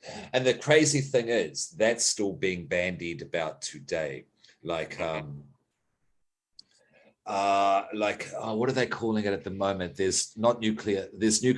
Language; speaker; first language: English; native; English